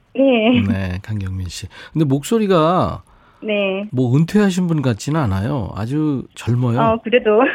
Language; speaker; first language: Korean; native; Korean